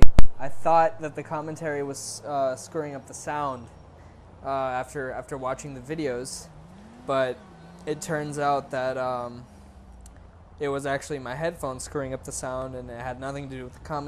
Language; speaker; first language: English; native; English